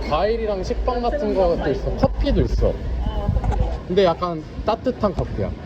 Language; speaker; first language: Korean; native; Korean